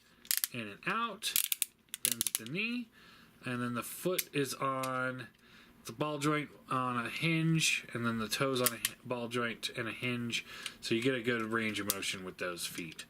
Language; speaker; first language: English; native; English